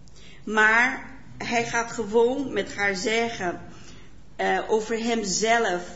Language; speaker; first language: Dutch; non-native, fluent; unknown